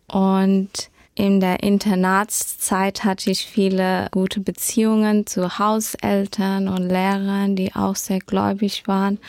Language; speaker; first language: German; early bilingual, heritage; German